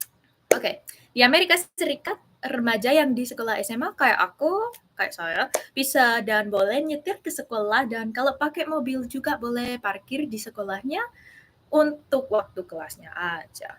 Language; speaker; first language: Indonesian; early bilingual, heritage; English